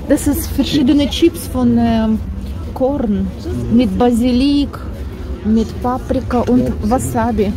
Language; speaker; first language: German; non-native, learner; Russian